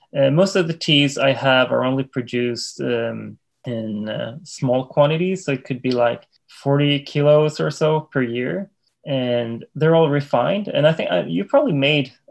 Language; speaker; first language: English; non-native, fluent; Swedish